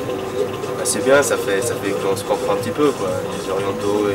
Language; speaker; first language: French; non-native, fluent; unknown